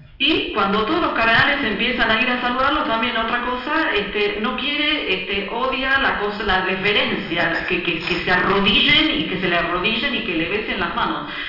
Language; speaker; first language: Spanish; early bilingual, other home language; Italian